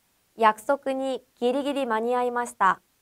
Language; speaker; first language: Japanese; non-native, fluent; Korean